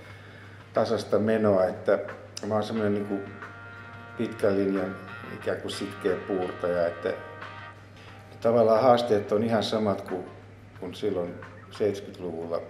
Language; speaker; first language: Finnish; native; Finnish